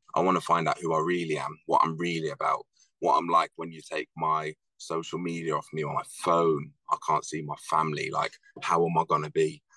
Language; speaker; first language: English; native; English